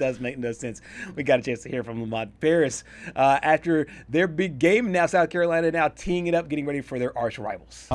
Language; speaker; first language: English; native; English